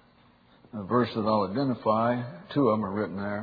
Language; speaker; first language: English; native; English